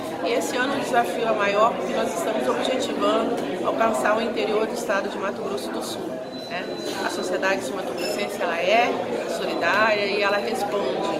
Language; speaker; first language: Portuguese; native; Portuguese